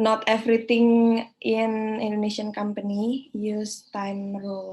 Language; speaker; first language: English; non-native, learner; Indonesian